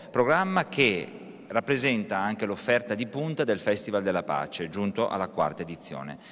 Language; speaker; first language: Italian; native; Italian